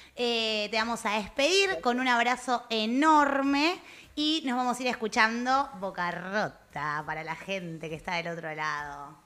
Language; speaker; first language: Spanish; native; Spanish